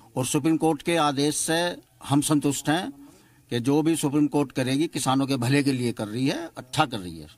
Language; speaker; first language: Hindi; native; Hindi